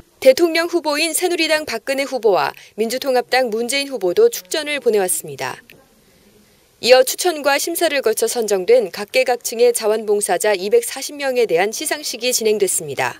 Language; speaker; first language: Korean; native; Korean